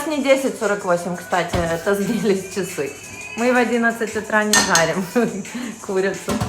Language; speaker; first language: Russian; native; Russian